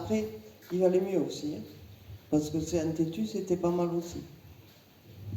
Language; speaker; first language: French; native; French